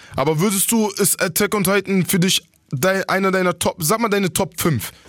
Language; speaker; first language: German; native; German